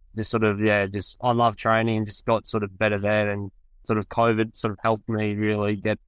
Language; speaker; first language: English; native; English